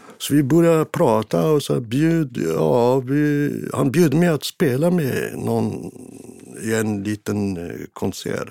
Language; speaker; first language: Swedish; non-native, fluent; Arabic